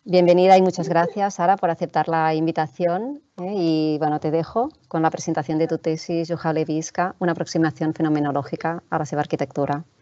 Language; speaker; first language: Spanish; non-native, local second language; Catalan